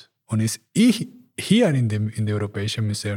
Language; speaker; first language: German; non-native, learner; Spanish